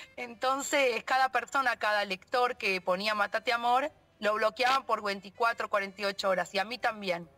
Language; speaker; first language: Spanish; native; Spanish